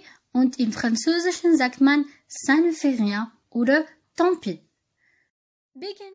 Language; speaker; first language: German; non-native, fluent; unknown